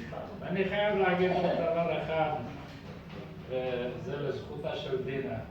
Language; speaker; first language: Hebrew; early bilingual, other home language; Persian